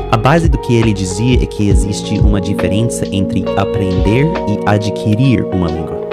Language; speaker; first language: Portuguese; non-native, fluent; English